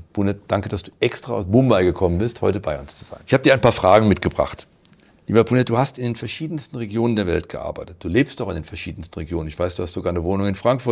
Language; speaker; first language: German; native; German